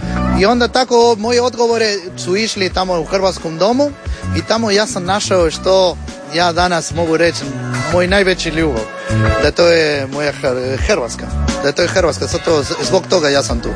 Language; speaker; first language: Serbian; non-native, learner; Spanish